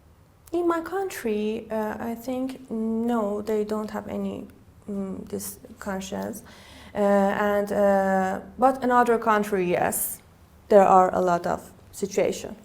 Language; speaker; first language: English; non-native, learner; Persian